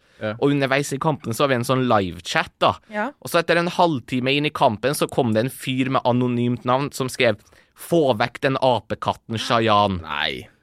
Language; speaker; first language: Norwegian; early bilingual, other home language; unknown